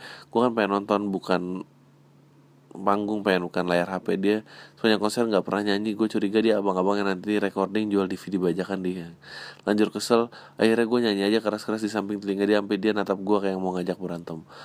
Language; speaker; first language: Indonesian; native; Indonesian